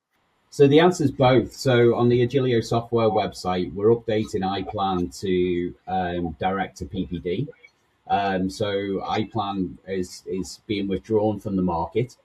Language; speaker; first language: English; native; English